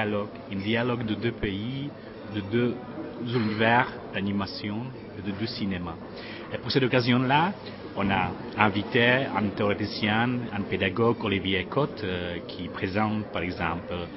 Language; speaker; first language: French; non-native, fluent; Czech